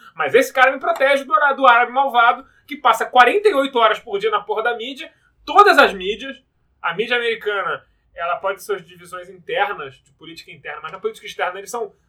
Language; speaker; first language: Portuguese; native; Portuguese